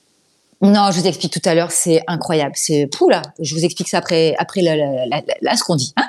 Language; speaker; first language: French; native; French